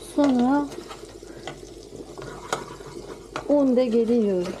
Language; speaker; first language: Turkish; non-native, learner; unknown